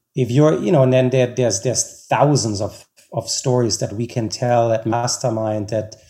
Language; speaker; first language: English; non-native, fluent; German